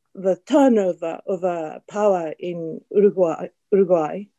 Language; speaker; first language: English; non-native, fluent; Japanese